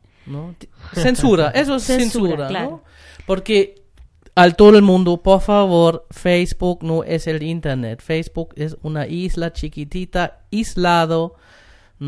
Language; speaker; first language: Spanish; non-native, fluent; German